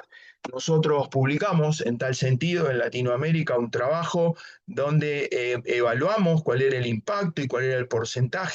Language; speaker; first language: Spanish; native; Spanish